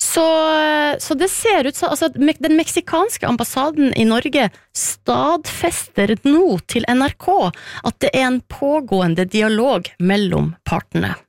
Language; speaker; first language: Norwegian; native; Norwegian